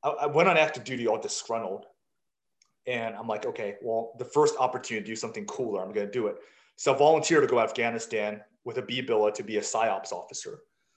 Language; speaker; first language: English; early bilingual, other home language; Chinese